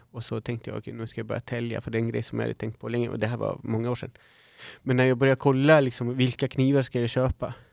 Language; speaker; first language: Swedish; non-native, fluent; Spanish